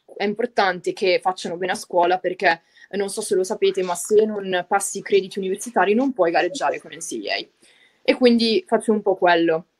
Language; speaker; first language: Italian; native; Italian